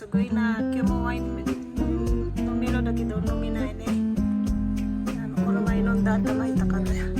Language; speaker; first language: Japanese; non-native, fluent; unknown